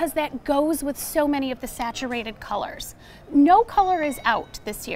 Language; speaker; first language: English; native; English